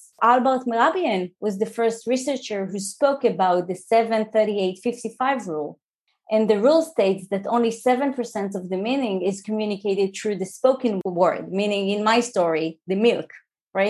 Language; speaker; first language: English; non-native, fluent; Hebrew